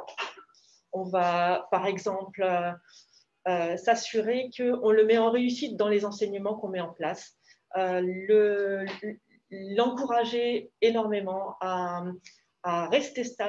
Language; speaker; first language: French; native; French